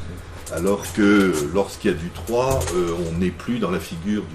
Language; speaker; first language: French; native; French